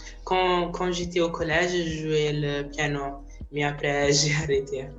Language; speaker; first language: French; non-native, fluent; Italian